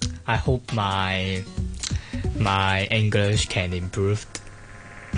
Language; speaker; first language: English; non-native, learner; Cantonese